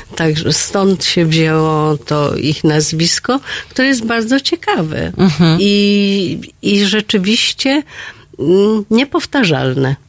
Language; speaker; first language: Polish; native; Polish